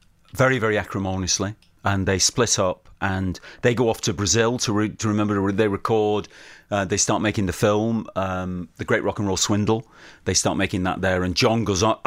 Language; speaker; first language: English; native; English